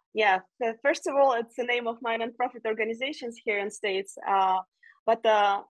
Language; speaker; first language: English; non-native, fluent; Ukrainian